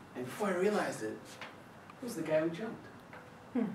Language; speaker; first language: English; native; English